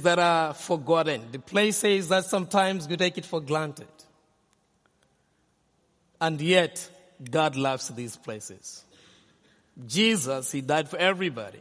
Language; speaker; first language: English; non-native, local second language; Nyanja